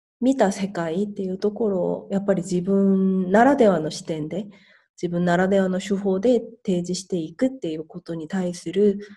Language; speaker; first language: Japanese; non-native, fluent; Korean